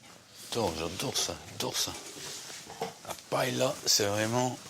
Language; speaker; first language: French; native; French